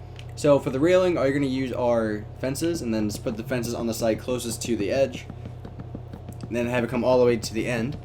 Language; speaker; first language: English; native; English